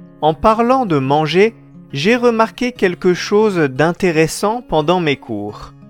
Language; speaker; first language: French; non-native, fluent; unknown